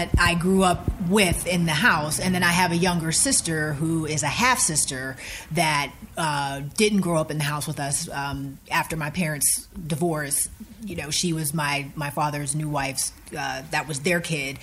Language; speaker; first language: English; native; English